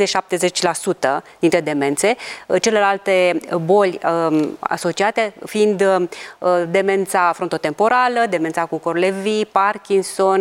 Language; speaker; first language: Romanian; native; Romanian